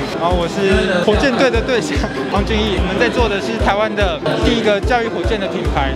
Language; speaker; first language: Chinese; native; Chinese